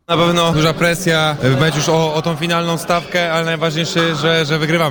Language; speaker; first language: Polish; native; Polish